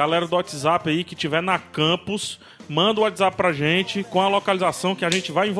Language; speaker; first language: Portuguese; native; Portuguese